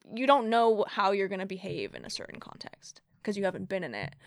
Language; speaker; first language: English; native; English